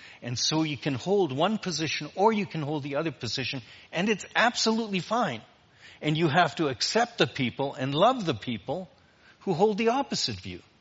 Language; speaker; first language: English; native; English